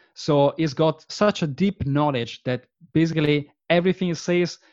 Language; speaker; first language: English; non-native, fluent; Italian